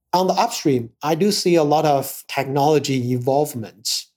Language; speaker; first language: English; non-native, fluent; Chinese